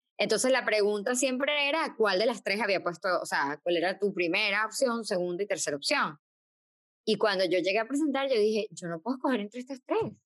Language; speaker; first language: Spanish; native; Spanish